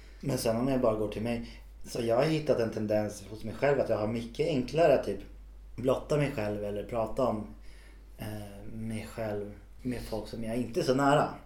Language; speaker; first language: Swedish; native; Swedish